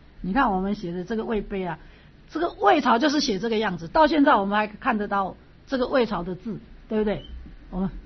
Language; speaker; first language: Chinese; native; Chinese